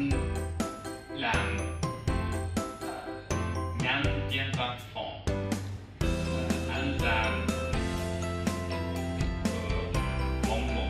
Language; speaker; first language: Vietnamese; non-native, learner; English